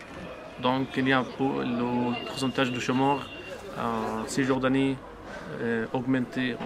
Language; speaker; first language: French; non-native, fluent; Arabic